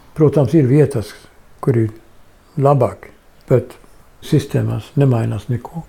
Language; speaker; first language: Latvian; non-native, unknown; Swedish